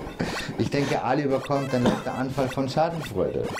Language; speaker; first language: German; native; German